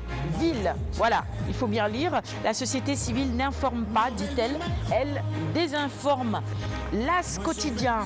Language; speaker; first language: French; non-native, local second language; Wolof